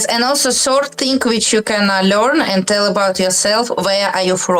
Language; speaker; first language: English; non-native, learner; Russian